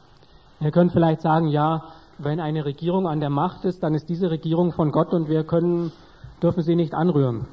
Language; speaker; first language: German; native; German